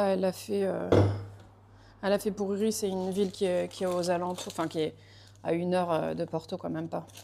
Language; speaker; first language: French; native; French